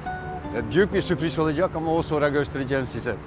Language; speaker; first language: Turkish; non-native, fluent; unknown